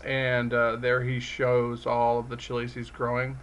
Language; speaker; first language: English; native; English